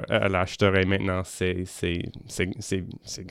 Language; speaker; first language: French; non-native, local second language; English